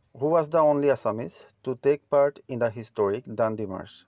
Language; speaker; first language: English; non-native, local second language; Assamese